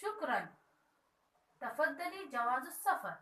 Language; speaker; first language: Arabic; non-native, learner; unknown